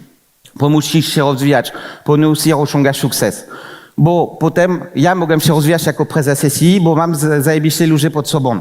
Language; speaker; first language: Polish; non-native, fluent; French